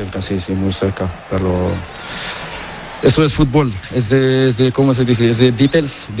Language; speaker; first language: Spanish; non-native, learner; Portuguese